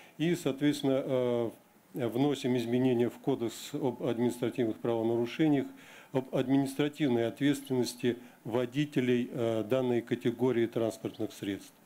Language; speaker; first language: Russian; native; Russian